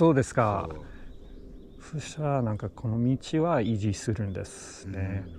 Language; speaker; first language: Japanese; non-native, learner; English